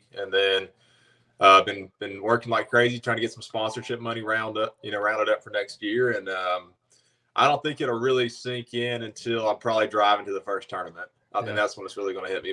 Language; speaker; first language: English; native; English